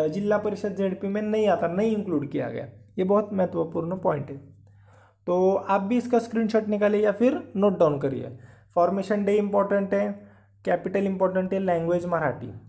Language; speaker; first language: Hindi; non-native, local second language; Marathi